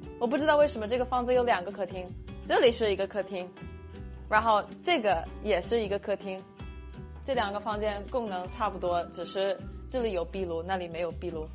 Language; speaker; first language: Chinese; non-native, fluent; English